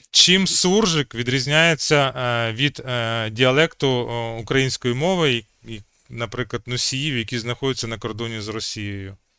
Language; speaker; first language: Ukrainian; native; Ukrainian